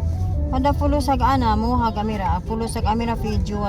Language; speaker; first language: Arabic; non-native, learner; Filipino